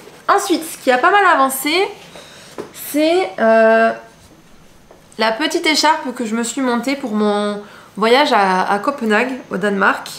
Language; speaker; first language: French; native; French